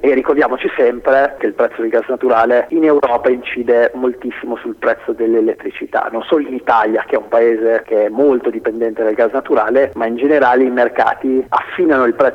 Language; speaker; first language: Italian; native; Italian